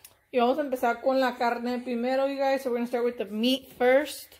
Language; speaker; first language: English; early bilingual, other home language; Spanish